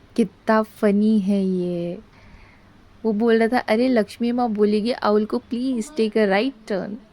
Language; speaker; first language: Hindi; non-native, local second language; Bangla